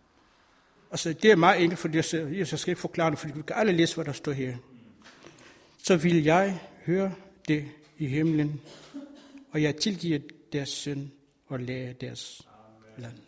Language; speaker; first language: Danish; non-native, learner; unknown